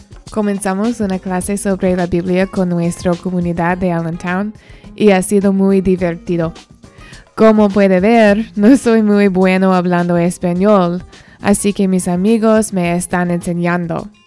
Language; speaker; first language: Spanish; non-native, learner; English